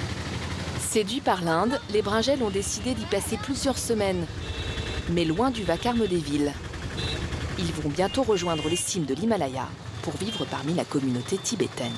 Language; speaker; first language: French; native; French